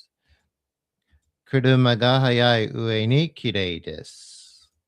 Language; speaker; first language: Japanese; non-native, learner; English